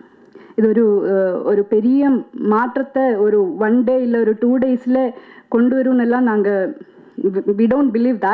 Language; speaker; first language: Tamil; non-native, fluent; Malayalam